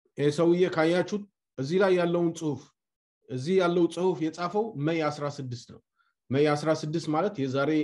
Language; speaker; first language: Amharic; non-native, local second language; Tigrinya